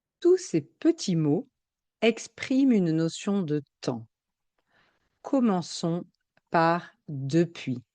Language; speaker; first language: French; native; French